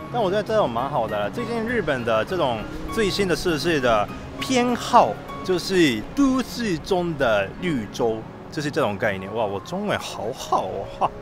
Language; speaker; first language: Chinese; non-native, fluent; Japanese